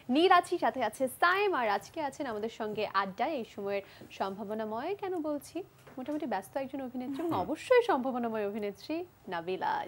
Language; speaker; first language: Bangla; native; Bangla